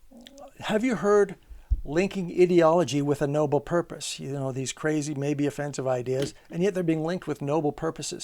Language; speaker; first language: English; native; English